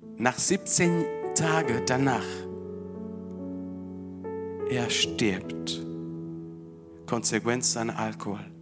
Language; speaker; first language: German; non-native, fluent; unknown